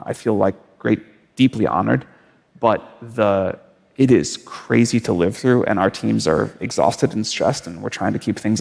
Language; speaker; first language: English; native; English